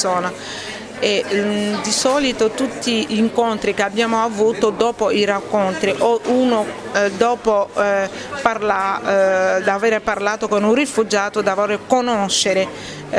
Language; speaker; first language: Italian; non-native, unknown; French